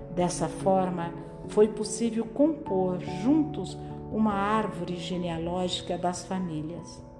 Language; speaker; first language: Portuguese; non-native, fluent; French